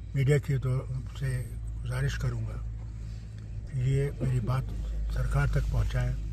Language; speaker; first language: Urdu; native; Urdu